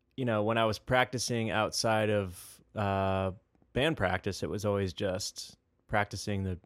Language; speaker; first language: English; native; English